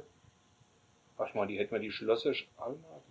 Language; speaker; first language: German; native; German